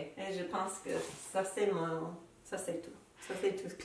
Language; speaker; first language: French; non-native, fluent; English